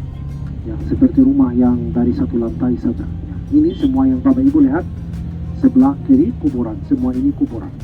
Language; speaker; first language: Indonesian; non-native, fluent; Arabic